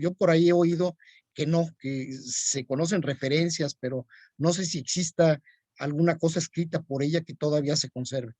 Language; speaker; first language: Spanish; native; Spanish